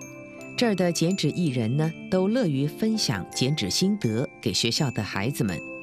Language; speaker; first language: Chinese; native; Chinese